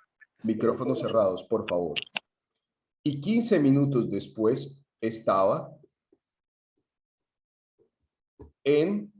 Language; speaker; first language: Spanish; native; Spanish